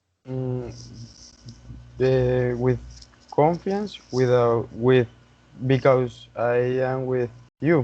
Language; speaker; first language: English; non-native, learner; Spanish